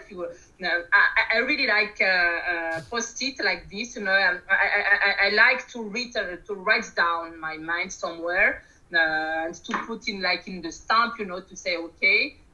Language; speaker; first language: English; non-native, learner; Malagasy